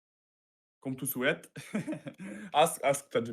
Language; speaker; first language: French; non-native, learner; Russian